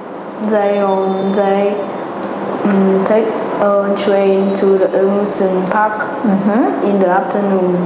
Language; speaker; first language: English; non-native, learner; Vietnamese